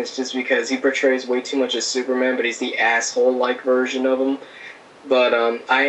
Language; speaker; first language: English; native; English